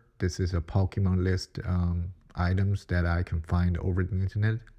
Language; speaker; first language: English; non-native, fluent; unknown